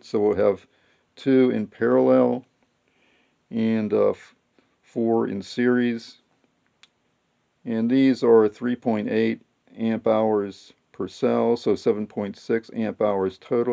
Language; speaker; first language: English; native; English